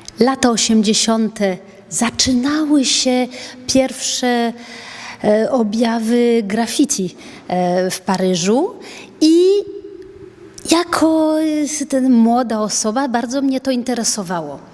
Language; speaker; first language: Polish; early bilingual, heritage; French